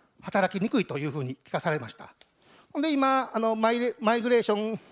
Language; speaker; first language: Japanese; native; Japanese